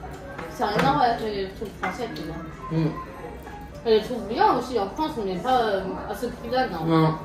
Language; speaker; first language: French; native; French